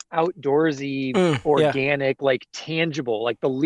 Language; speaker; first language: English; native; English